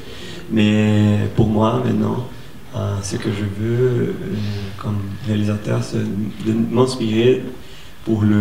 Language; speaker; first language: French; non-native, fluent; Portuguese